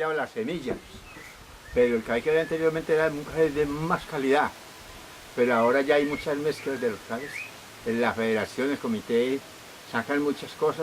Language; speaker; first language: Spanish; native; Spanish